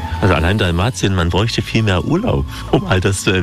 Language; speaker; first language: German; native; German